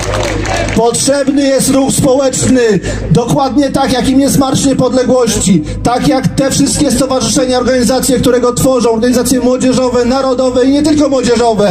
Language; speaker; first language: Polish; native; Polish